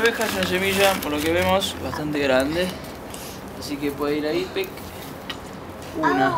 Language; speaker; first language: Spanish; native; Spanish